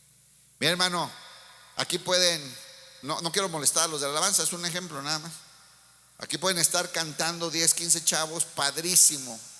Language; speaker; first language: Spanish; native; Spanish